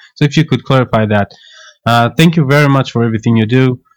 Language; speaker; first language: English; non-native, fluent; Hebrew